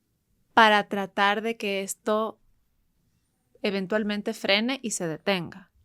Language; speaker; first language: Spanish; native; Spanish